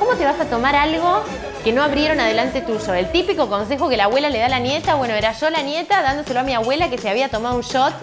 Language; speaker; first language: Spanish; native; Spanish